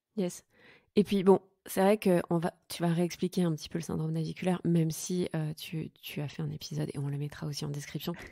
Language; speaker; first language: French; native; French